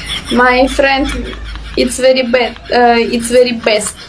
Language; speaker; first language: English; non-native, learner; Russian